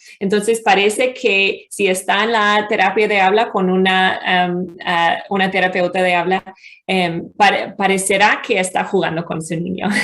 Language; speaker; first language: Spanish; non-native, fluent; English